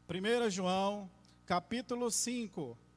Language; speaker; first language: Portuguese; native; Portuguese